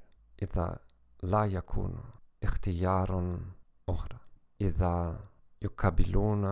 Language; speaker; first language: Arabic; non-native, learner; German